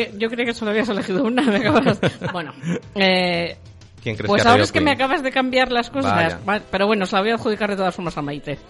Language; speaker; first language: Spanish; native; Spanish